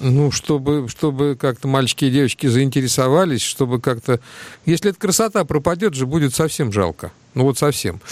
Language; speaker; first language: Russian; native; Russian